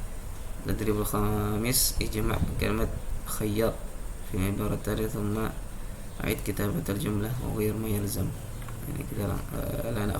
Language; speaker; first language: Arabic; non-native, fluent; Indonesian